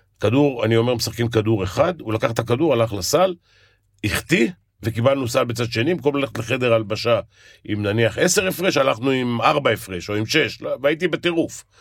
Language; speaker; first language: Hebrew; native; Hebrew